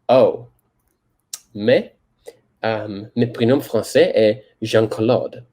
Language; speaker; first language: French; non-native, learner; English